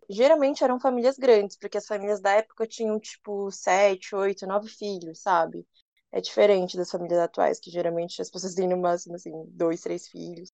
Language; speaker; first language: Portuguese; early bilingual, other home language; Korean